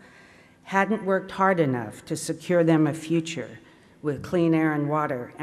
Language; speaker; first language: English; native; English